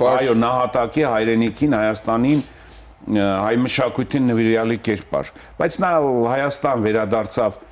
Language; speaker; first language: Armenian; native; Armenian